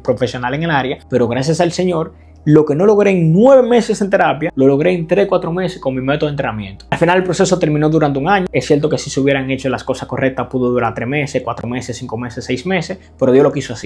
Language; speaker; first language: Spanish; native; Spanish